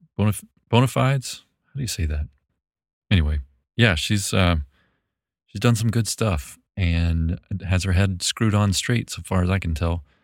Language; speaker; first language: English; native; English